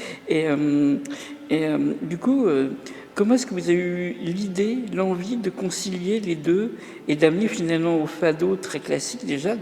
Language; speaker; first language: French; native; French